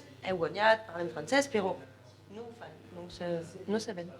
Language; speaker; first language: Catalan; non-native, local second language; French